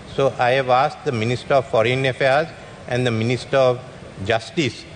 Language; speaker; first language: English; non-native, local second language; Sinhala